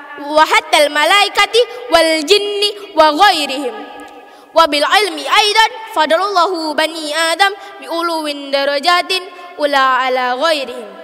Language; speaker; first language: Arabic; non-native, learner; Indonesian